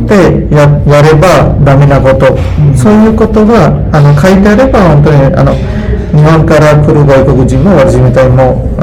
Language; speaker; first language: Japanese; non-native, learner; Sinhala